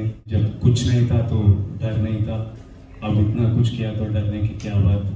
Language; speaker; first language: Hindi; non-native, local second language; Telugu